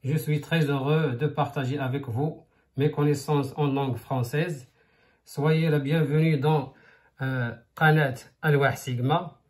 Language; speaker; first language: French; non-native, local second language; Arabic